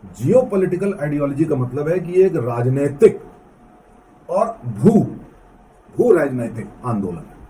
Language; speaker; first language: Hindi; native; Hindi